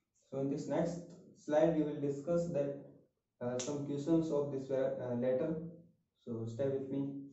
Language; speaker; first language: English; non-native, local second language; Hindi